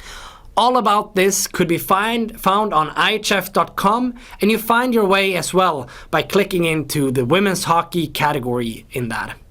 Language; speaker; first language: English; non-native, fluent; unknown